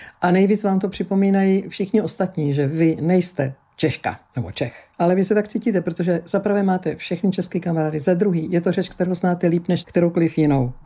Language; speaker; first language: Czech; early bilingual, other home language; Greek